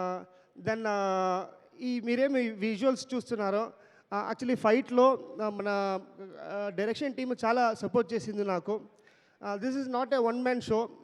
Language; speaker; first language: Telugu; non-native, learner; Kannada